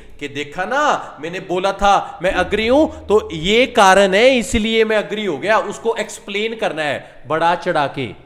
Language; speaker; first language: Hindi; non-native, local second language; Punjabi